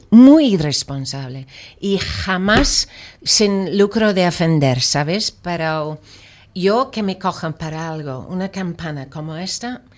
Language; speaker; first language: Spanish; non-native, fluent; English